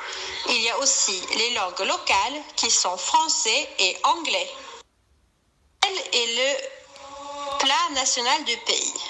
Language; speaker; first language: French; non-native, learner; Swedish